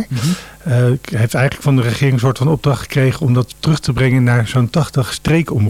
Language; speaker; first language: Dutch; native; Dutch